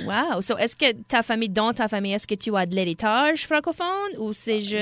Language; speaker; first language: French; non-native, local second language; English